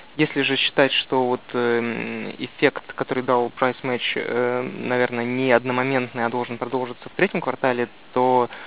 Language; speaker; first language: Russian; native; Russian